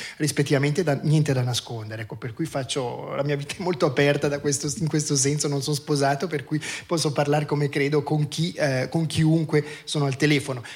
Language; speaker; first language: Italian; native; Italian